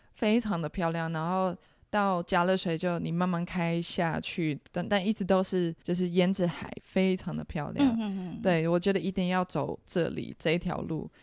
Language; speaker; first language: Chinese; non-native, fluent; Dutch